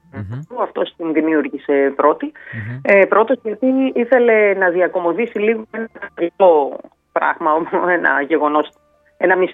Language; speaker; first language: Greek; native; Greek